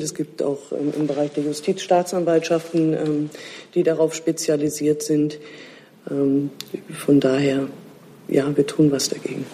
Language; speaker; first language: German; native; German